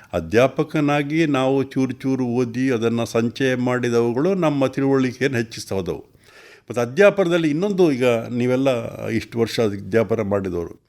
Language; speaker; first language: Kannada; non-native, local second language; Tulu